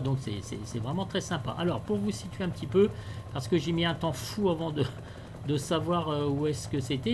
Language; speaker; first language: French; native; French